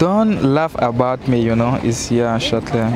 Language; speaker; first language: English; non-native, learner; French